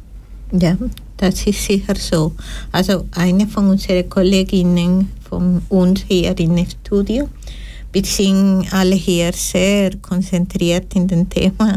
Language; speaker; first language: German; non-native, learner; Spanish